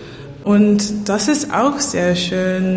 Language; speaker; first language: German; non-native, learner; English